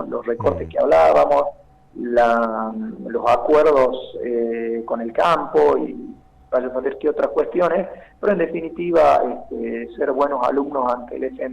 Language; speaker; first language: Spanish; native; Spanish